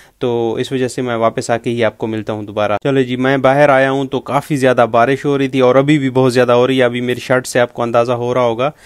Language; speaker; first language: Urdu; native; Urdu